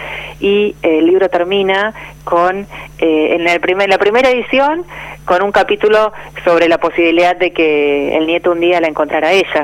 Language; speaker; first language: Spanish; native; Spanish